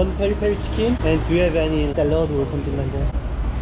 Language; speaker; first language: English; non-native, learner; Korean